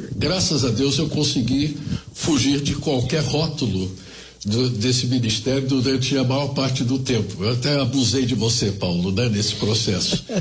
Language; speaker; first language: Portuguese; early bilingual, other home language; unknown